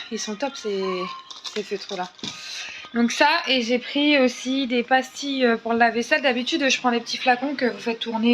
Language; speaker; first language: French; native; French